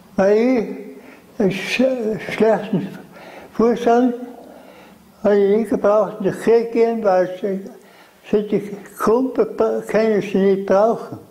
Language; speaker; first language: German; native; German